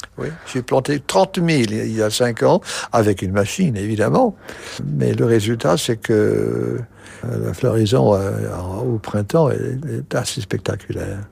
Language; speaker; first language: French; non-native, fluent; English